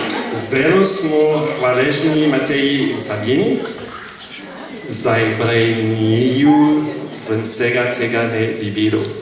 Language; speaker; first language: Slovenian; non-native, learner; French